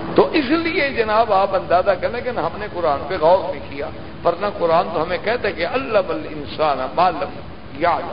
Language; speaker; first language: Urdu; native; Urdu